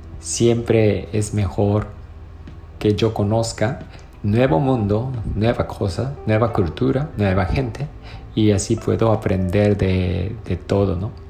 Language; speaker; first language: Spanish; non-native, learner; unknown